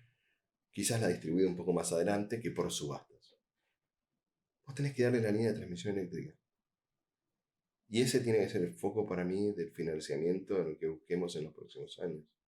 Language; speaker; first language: Spanish; native; Spanish